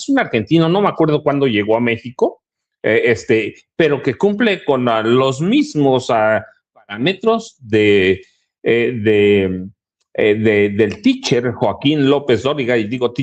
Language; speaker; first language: Spanish; native; Spanish